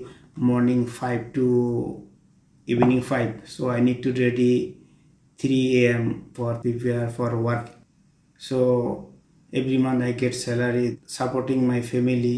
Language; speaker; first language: English; non-native, learner; Bangla